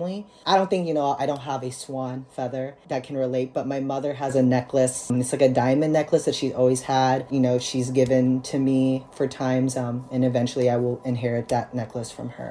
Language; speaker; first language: English; early bilingual, other home language; Cebuano